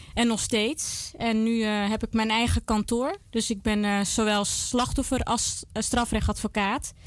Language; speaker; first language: Dutch; native; Dutch